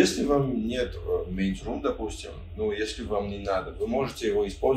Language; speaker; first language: Russian; non-native, fluent; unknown